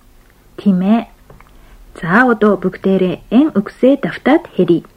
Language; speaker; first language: Mongolian; non-native, fluent; Japanese